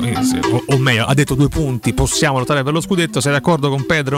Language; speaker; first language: Italian; native; Italian